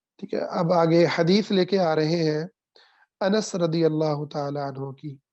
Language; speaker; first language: Urdu; non-native, local second language; Punjabi